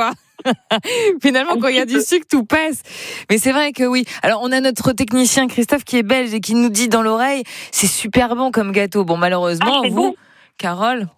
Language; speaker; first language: French; native; French